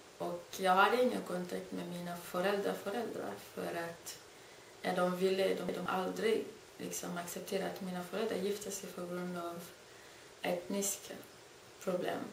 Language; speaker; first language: Swedish; non-native, fluent; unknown